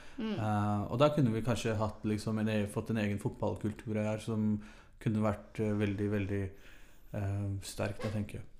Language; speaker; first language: Norwegian; early bilingual, other home language; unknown